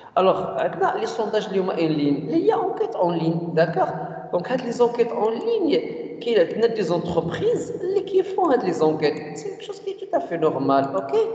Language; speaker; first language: French; non-native, local second language; Arabic